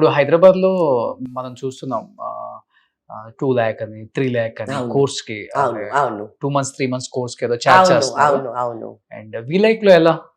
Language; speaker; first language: Telugu; native; Telugu